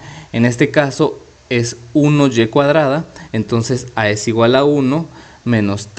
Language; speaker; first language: Spanish; native; Spanish